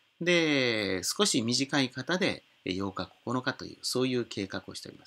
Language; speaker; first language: Japanese; native; Japanese